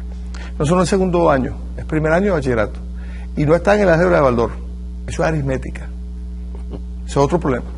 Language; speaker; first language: Spanish; native; Spanish